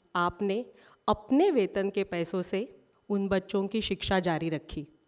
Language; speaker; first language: Hindi; non-native, local second language; Marathi